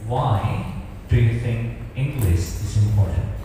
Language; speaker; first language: English; non-native, fluent; Indonesian